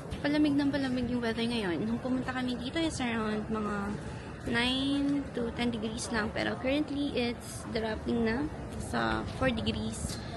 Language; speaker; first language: Filipino; native; Filipino